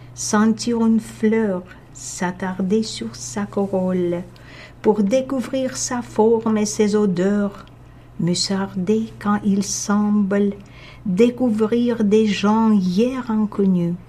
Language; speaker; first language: French; non-native, fluent; Russian